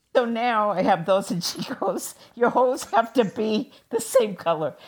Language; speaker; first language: English; native; English